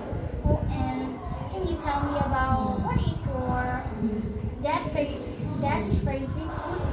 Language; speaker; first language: English; non-native, learner; Vietnamese